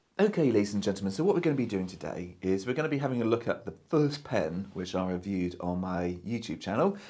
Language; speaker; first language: English; native; English